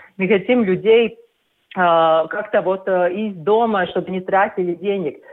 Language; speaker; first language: Russian; non-native, local second language; Latvian